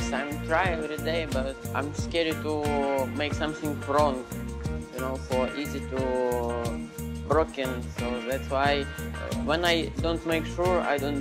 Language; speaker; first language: English; non-native, learner; Ukrainian